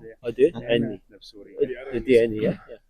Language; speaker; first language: Norwegian; non-native, learner; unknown